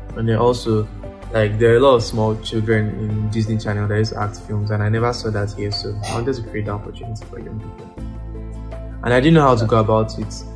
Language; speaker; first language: English; non-native, local second language; Yoruba